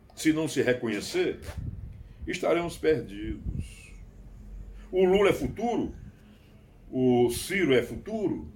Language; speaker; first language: Portuguese; native; Portuguese